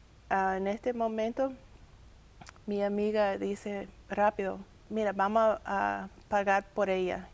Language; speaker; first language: Spanish; early bilingual, heritage; English